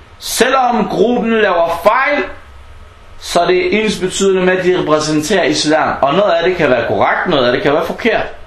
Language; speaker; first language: Danish; non-native, fluent; Arabic